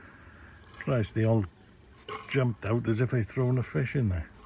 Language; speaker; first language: English; native; English